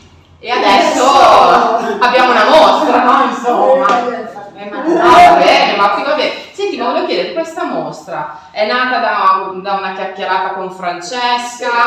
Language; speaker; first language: Italian; native; Italian